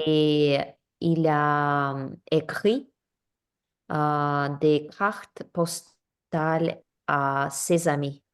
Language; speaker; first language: French; non-native, learner; English